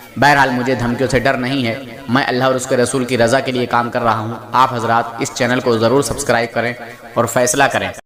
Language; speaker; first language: Urdu; native; Urdu